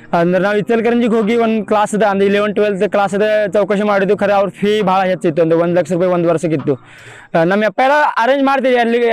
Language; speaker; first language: Kannada; non-native, local second language; Marathi